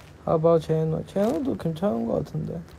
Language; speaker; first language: Korean; non-native, fluent; Chinese